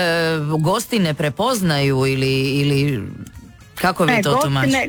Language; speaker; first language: Serbian; native; Serbian